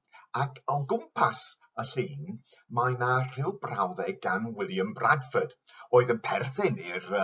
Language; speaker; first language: Welsh; non-native, learner; English